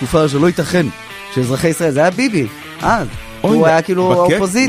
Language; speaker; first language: Hebrew; native; Hebrew